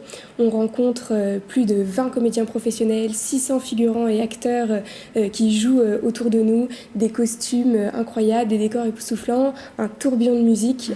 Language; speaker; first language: French; native; French